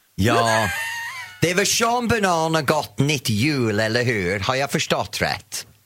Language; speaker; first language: Swedish; non-native, fluent; English